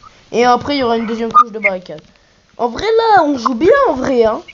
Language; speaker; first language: French; native; French